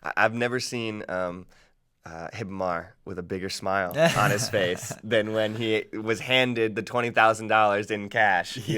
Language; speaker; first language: English; native; English